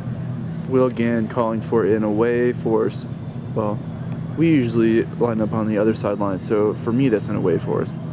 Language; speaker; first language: English; native; English